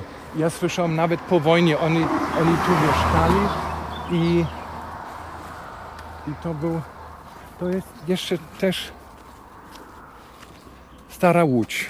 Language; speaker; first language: Polish; non-native, fluent; German